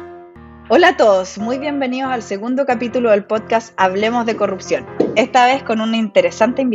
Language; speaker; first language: Spanish; native; Spanish